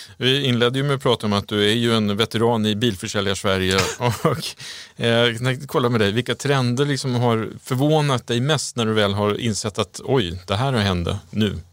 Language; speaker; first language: Swedish; native; Swedish